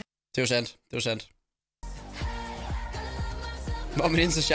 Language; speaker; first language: Danish; native; Danish